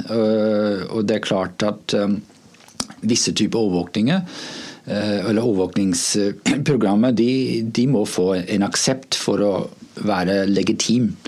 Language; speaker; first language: Norwegian; non-native, fluent; English